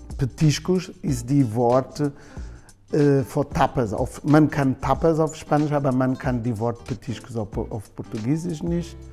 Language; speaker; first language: German; non-native, learner; Portuguese